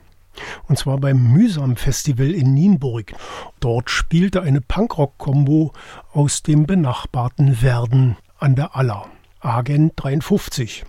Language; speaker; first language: German; native; German